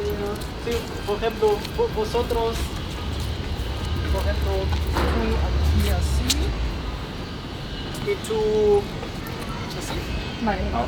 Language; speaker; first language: Spanish; non-native, learner; German